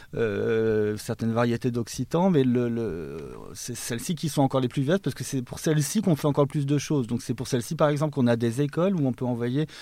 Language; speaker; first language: French; native; French